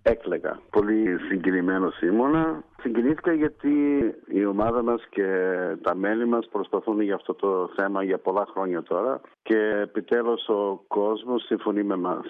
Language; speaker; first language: Greek; early bilingual, heritage; Greek